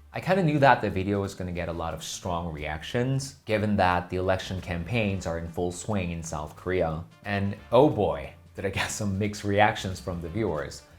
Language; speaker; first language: English; non-native, fluent; Korean